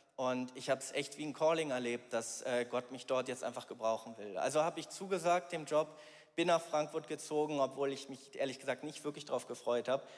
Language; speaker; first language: German; native; German